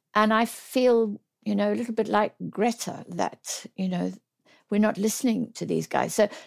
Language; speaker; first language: English; native; English